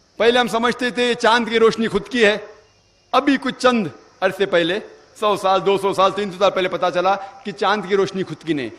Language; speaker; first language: Urdu; non-native, local second language; Konkani